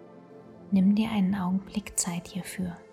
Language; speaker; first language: German; native; German